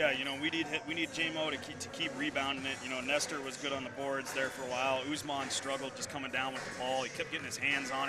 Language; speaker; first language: English; native; English